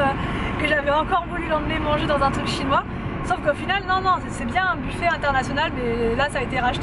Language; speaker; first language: French; native; French